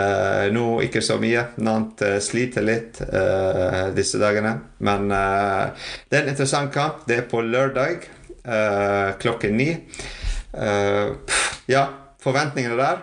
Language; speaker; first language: Norwegian; non-native, fluent; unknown